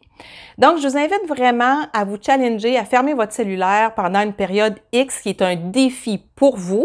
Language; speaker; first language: French; native; French